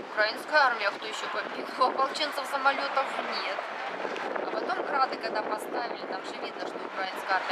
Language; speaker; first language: Russian; native; Russian